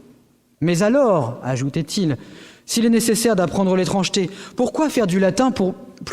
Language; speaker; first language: French; native; French